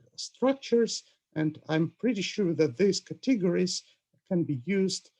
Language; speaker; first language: English; non-native, fluent; Russian